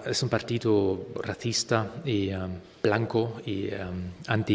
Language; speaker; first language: Spanish; non-native, fluent; German